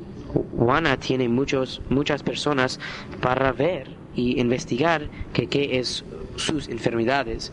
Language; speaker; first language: Spanish; non-native, learner; English